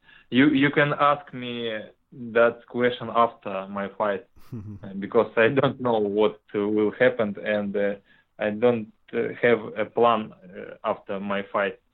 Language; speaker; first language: English; non-native, learner; Russian